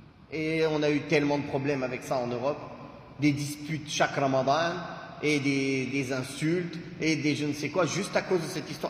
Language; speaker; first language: French; native; French